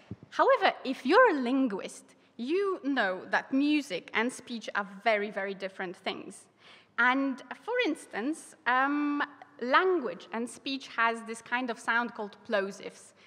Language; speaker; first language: English; non-native, fluent; Polish